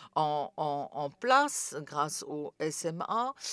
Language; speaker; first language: French; non-native, fluent; Serbian